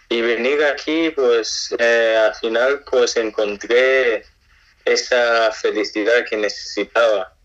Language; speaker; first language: Spanish; non-native, fluent; Nigerian Pidgin